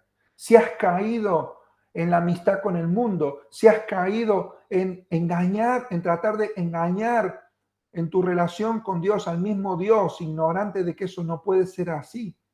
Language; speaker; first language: Spanish; native; Spanish